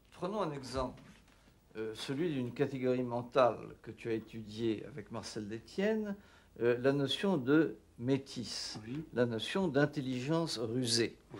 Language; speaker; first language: French; native; French